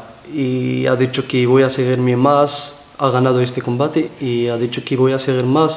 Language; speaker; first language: Spanish; non-native, learner; Arabic